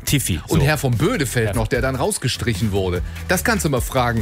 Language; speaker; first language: German; native; German